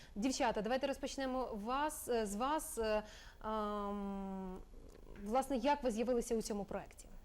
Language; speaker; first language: Ukrainian; native; Ukrainian